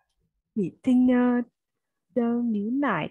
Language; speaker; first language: Chinese; non-native, learner; Vietnamese